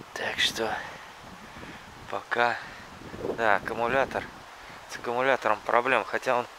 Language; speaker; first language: Russian; native; Russian